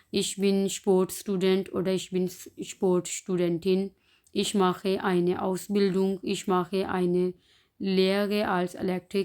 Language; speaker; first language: German; non-native, fluent; Urdu